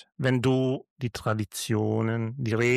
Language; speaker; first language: German; non-native, learner; Italian